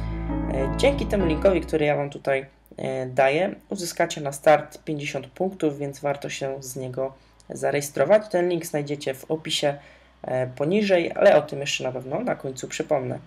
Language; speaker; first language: Polish; native; Polish